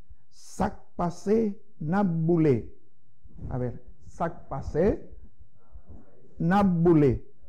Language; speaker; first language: English; non-native, fluent; Haitian Creole